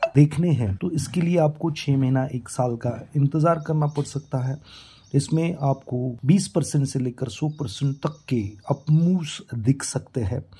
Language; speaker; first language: Hindi; non-native, local second language; Marathi